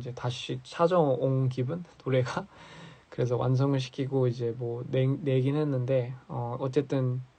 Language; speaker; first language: Korean; early bilingual, heritage; English